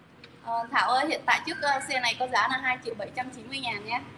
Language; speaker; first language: Vietnamese; native; Vietnamese